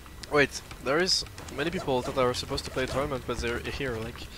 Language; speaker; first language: English; non-native, fluent; French